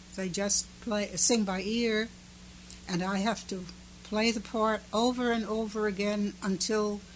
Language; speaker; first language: English; early bilingual, other home language; Finnish